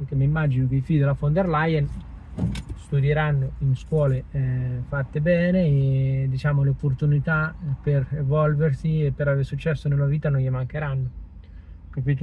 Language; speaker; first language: Italian; native; Italian